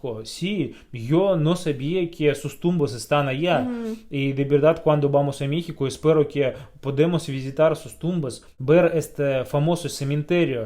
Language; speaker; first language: Spanish; non-native, fluent; Russian